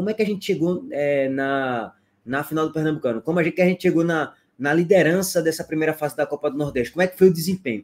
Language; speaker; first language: Portuguese; native; Portuguese